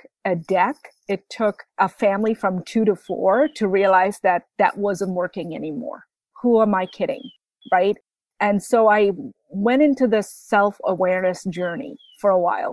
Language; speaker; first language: English; non-native, local second language; Bangla